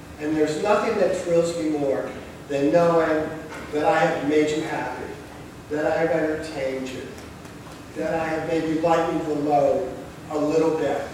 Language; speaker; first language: English; native; English